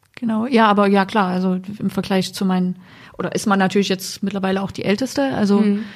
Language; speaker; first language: German; native; German